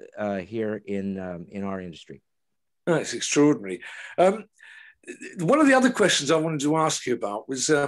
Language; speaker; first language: English; native; English